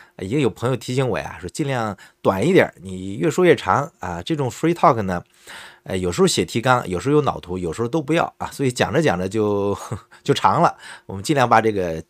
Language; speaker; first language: Chinese; native; Chinese